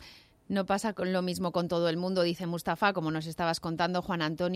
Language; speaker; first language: Spanish; native; Spanish